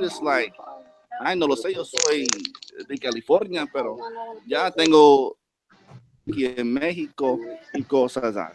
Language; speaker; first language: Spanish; non-native, learner; English